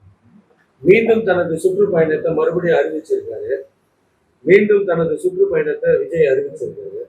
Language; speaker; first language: Tamil; native; Tamil